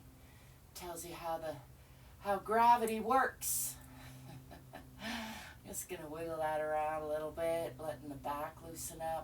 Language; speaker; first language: English; native; English